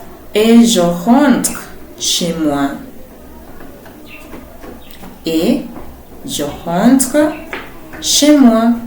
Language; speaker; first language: French; non-native, fluent; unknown